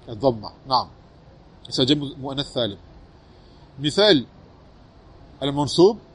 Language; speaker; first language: Arabic; non-native, fluent; French